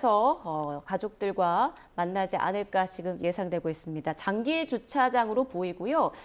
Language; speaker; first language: Korean; native; Korean